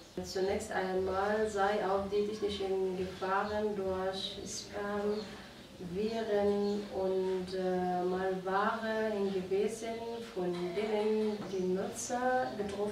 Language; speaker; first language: German; non-native, fluent; Arabic